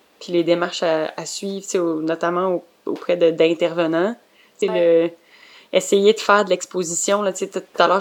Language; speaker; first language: French; native; French